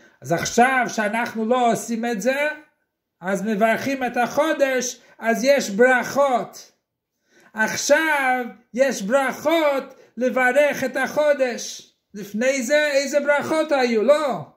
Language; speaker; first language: Hebrew; non-native, fluent; English